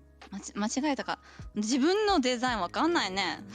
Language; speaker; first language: Japanese; non-native, learner; English